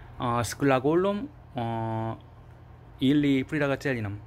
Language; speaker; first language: Russian; non-native, learner; Korean